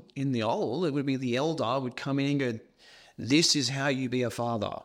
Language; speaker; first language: English; native; English